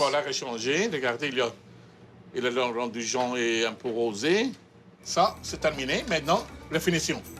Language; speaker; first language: French; non-native, fluent; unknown